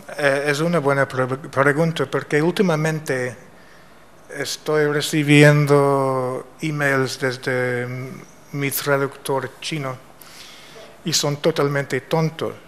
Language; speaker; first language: Spanish; non-native, fluent; English